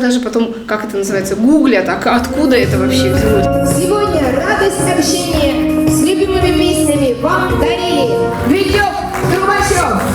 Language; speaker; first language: Russian; native; Russian